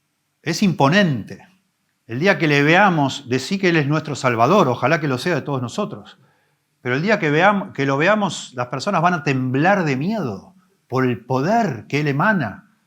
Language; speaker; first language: Spanish; native; Spanish